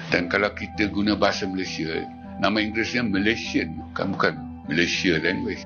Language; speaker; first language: Malay; native; Malay